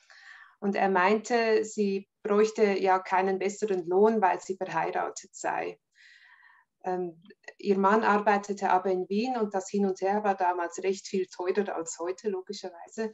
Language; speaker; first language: German; native; German